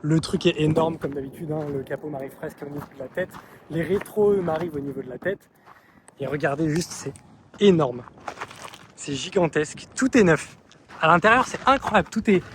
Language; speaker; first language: French; native; French